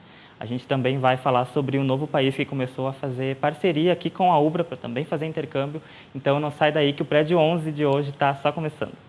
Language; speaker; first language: Portuguese; native; Portuguese